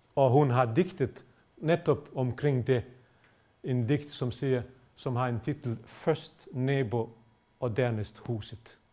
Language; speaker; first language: Danish; non-native, fluent; Bosnian